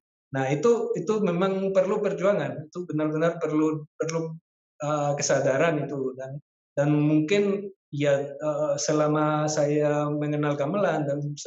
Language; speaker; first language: Indonesian; non-native, fluent; Spanish